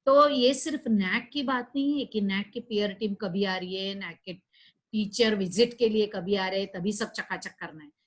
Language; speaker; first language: Hindi; non-native, local second language; Marathi